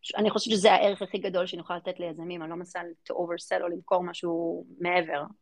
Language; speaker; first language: Hebrew; early bilingual, other home language; English